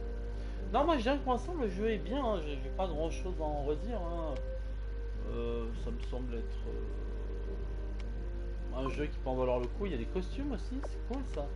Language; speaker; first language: French; native; French